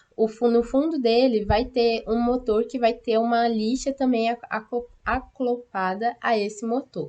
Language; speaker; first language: Portuguese; native; Portuguese